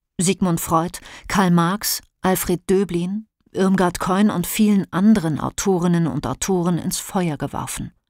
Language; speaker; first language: German; native; German